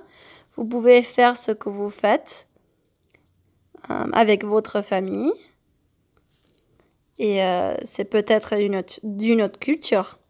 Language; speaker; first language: French; non-native, fluent; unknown